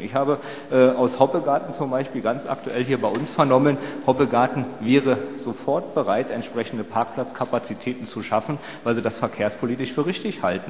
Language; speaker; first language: German; native; German